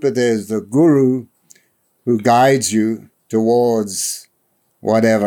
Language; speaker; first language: English; native; English